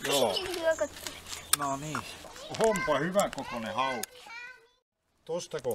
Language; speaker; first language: Finnish; native; Finnish